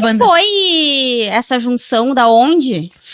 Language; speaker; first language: Portuguese; native; Portuguese